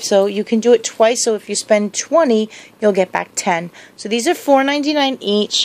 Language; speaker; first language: English; native; English